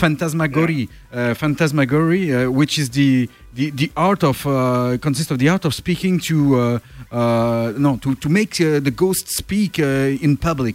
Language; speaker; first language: English; non-native, learner; French